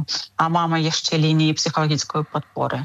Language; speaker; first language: Czech; non-native, fluent; Ukrainian